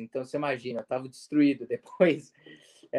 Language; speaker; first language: Portuguese; early bilingual, heritage; Portuguese